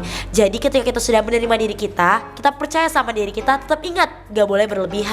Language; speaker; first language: Indonesian; native; Indonesian